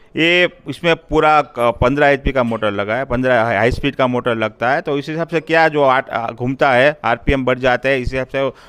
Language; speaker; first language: Hindi; non-native, local second language; Gujarati